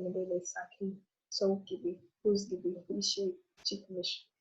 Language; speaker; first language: Turkish; non-native, learner; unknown